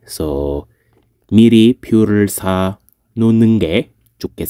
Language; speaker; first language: Korean; non-native, fluent; Filipino